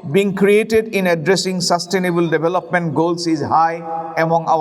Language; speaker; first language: English; non-native, local second language; Assamese